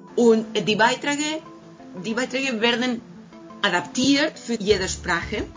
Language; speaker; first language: German; non-native, fluent; Spanish